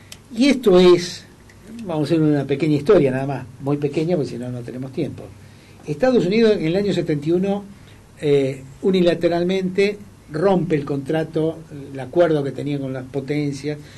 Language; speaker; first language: Spanish; native; Spanish